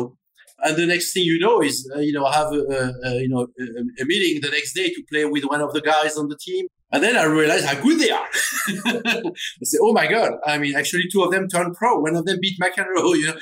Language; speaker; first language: English; non-native, fluent; French